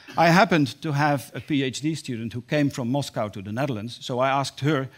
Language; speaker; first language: English; non-native, fluent; Dutch